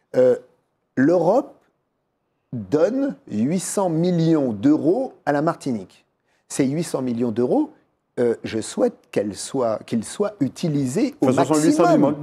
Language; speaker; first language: French; native; French